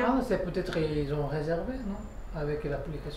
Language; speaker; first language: French; non-native, fluent; Korean